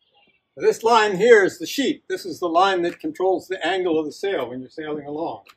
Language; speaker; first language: English; native; English